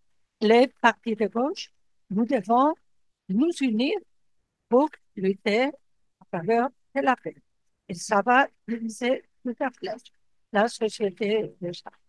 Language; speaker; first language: French; non-native, fluent; Spanish